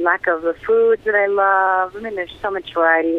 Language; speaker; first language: English; native; English